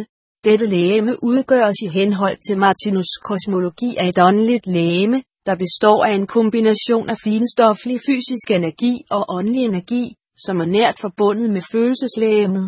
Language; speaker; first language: Danish; native; Danish